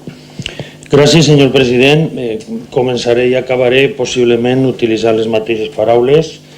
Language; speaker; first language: Catalan; native; Catalan